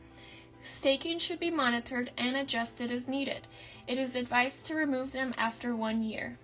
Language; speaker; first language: English; native; English